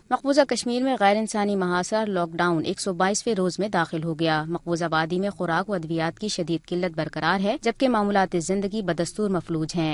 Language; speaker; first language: Urdu; native; Urdu